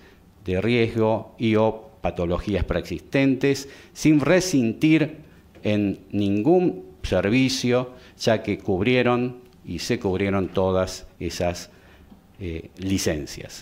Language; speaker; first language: Spanish; native; Spanish